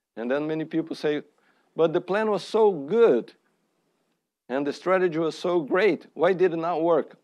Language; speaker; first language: English; non-native, fluent; Portuguese